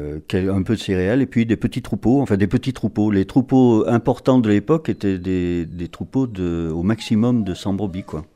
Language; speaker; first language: French; native; French